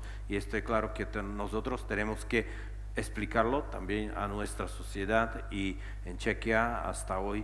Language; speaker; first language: Spanish; non-native, fluent; Czech